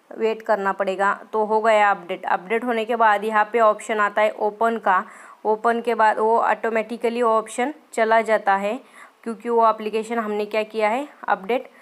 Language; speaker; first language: Hindi; non-native, local second language; Marathi